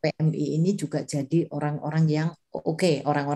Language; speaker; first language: Indonesian; native; Indonesian